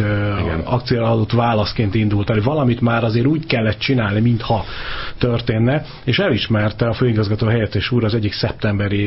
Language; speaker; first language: Hungarian; native; Hungarian